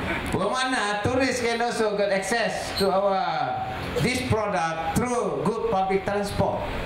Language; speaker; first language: English; non-native, local second language; Malay